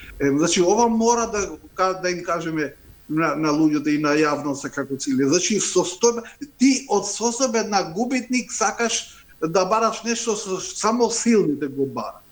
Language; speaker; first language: Macedonian; non-native, local second language; Albanian